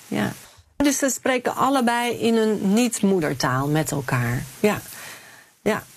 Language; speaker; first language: Dutch; native; Dutch